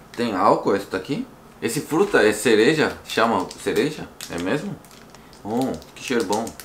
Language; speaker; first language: Portuguese; non-native, fluent; Korean